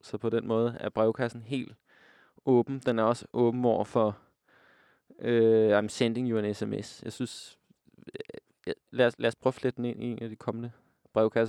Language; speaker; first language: Danish; native; Danish